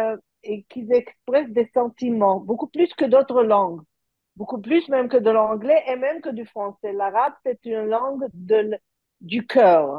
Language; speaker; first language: French; early bilingual, heritage; French